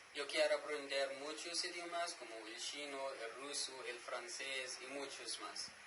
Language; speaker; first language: Spanish; non-native, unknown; Arabic